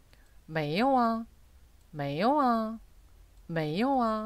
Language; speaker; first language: Chinese; non-native, fluent; Korean